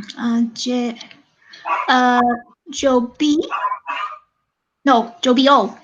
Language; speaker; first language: Spanish; non-native, learner; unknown